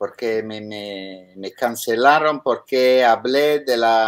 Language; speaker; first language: Spanish; non-native, fluent; Italian